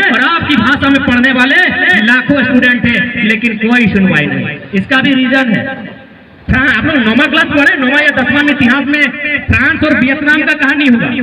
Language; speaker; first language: Hindi; non-native, local second language; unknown